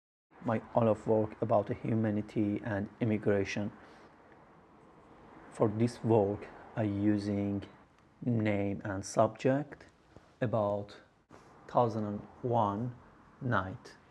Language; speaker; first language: English; non-native, learner; Persian